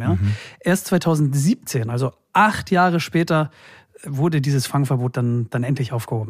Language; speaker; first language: German; native; German